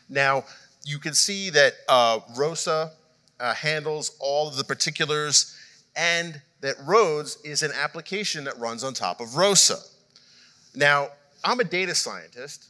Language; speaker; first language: English; native; English